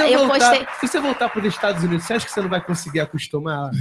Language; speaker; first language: Portuguese; native; Portuguese